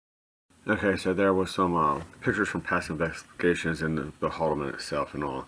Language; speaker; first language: English; native; English